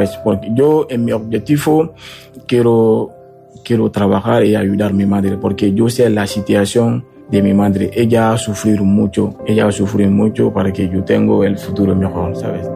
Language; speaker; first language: Spanish; non-native, learner; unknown